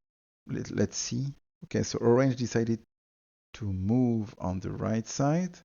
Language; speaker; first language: English; non-native, fluent; French